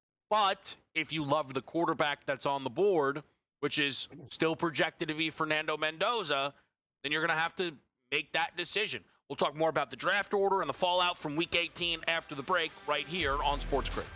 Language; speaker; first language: English; native; English